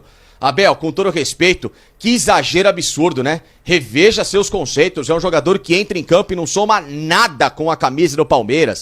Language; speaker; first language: Portuguese; native; Portuguese